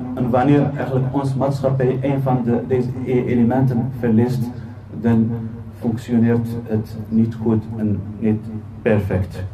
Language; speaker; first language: Dutch; non-native, fluent; Arabic